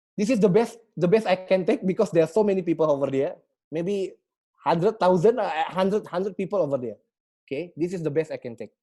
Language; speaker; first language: English; non-native, learner; Indonesian